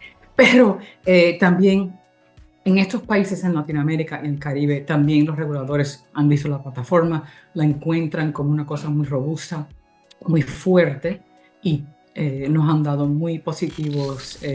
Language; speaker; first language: Spanish; early bilingual, heritage; English